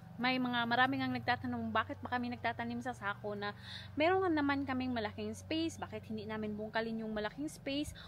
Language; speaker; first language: Filipino; non-native, local second language; Cebuano